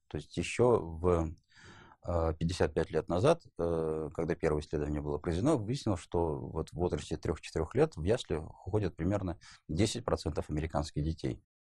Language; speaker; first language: Russian; native; Russian